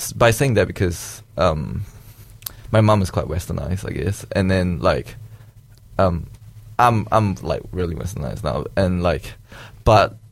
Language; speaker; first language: English; early bilingual, other home language; Chinese